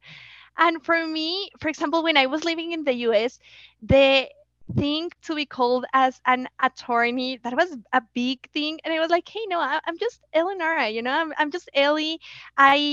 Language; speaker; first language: English; non-native, fluent; Spanish